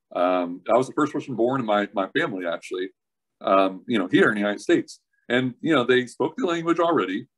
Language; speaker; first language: English; native; English